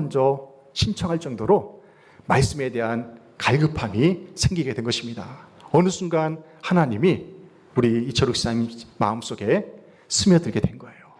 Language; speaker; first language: Korean; native; Korean